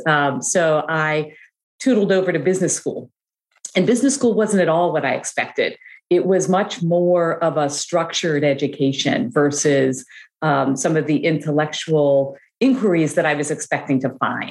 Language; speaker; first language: English; native; English